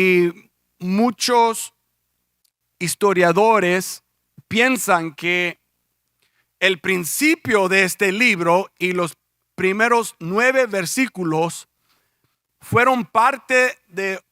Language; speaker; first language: Spanish; early bilingual, heritage; Spanish